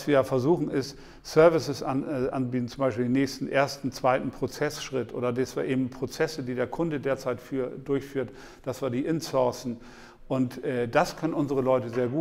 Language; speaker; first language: German; native; German